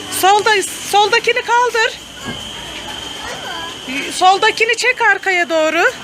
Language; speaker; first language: Turkish; native; Turkish